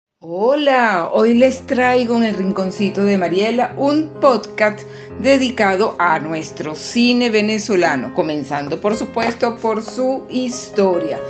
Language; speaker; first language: Spanish; native; Spanish